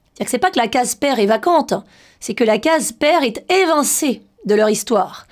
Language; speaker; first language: French; native; French